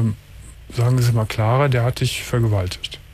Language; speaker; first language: German; native; German